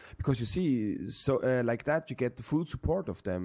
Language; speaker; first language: English; non-native, fluent; German